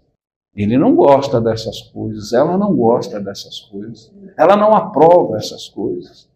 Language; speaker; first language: Portuguese; native; Portuguese